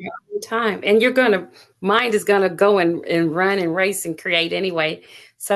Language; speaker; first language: English; native; English